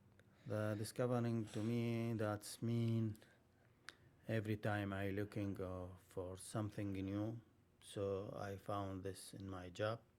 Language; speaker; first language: English; non-native, learner; Arabic